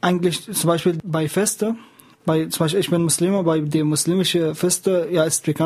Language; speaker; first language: German; non-native, learner; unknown